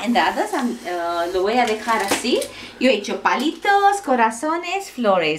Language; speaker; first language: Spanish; non-native, fluent; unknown